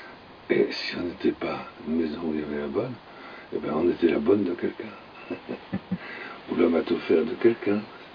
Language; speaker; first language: French; native; French